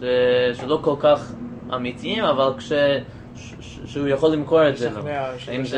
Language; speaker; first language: Hebrew; non-native, learner; English